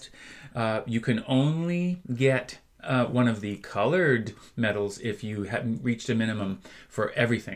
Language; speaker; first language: English; native; English